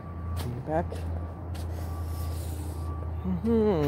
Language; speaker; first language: English; non-native, learner; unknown